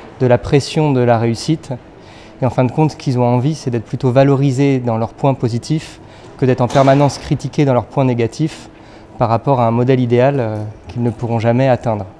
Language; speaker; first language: French; native; French